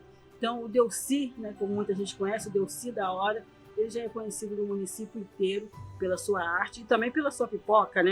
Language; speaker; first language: Portuguese; native; Portuguese